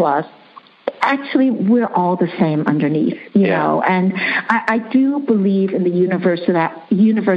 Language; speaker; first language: English; early bilingual, other home language; Chinese